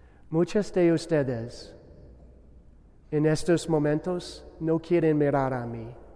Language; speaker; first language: Spanish; non-native, learner; English